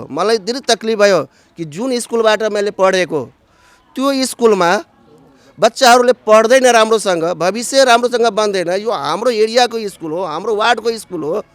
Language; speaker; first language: Nepali; non-native, local second language; Maithili